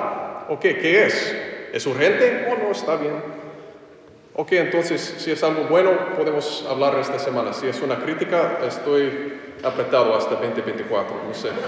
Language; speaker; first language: Spanish; non-native, fluent; English